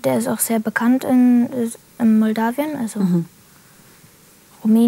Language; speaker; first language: German; early bilingual, other home language; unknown